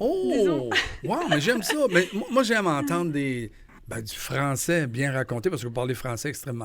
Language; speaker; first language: French; native; French